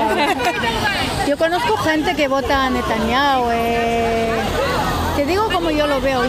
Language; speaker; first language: Spanish; non-native, fluent; Hebrew